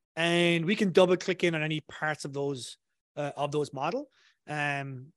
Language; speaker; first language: English; native; English